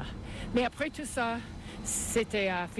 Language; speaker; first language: French; non-native, learner; English